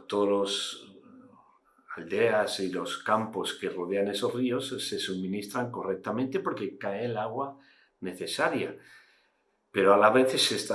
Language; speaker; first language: Spanish; native; Spanish